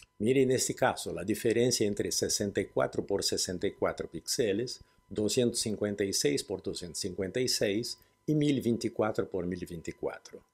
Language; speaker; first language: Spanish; non-native, fluent; Portuguese